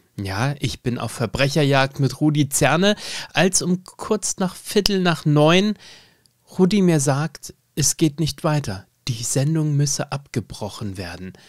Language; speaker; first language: German; native; German